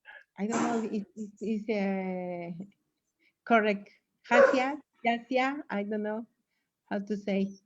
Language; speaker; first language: English; non-native, learner; Spanish